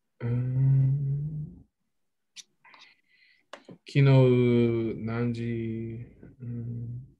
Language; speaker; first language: Japanese; non-native, learner; English